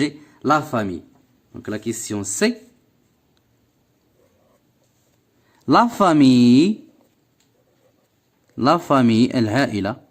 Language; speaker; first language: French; non-native, local second language; Arabic